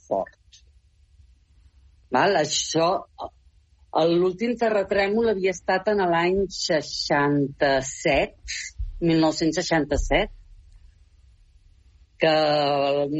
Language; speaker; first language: Catalan; native; Catalan